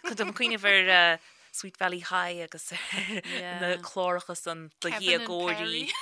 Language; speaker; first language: Irish; native; Irish